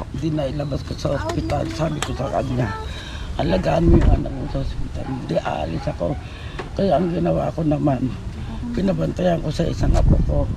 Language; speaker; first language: Filipino; native; Filipino